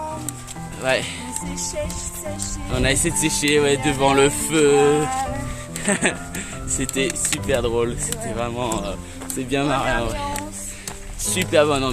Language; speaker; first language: French; native; French